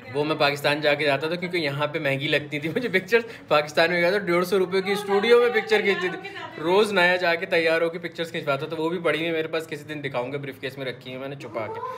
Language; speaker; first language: Hindi; native; Hindi